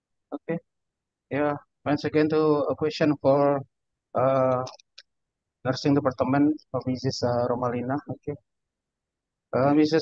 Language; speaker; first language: English; non-native, learner; Indonesian